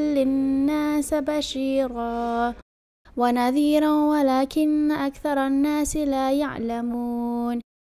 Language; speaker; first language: Arabic; non-native, learner; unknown